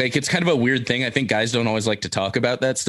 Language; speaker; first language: English; native; English